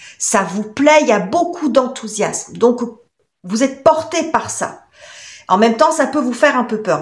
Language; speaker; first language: French; native; French